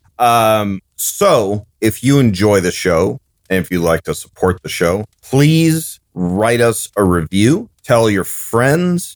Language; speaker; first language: English; native; English